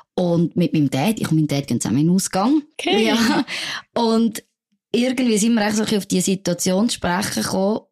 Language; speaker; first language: German; non-native, fluent; French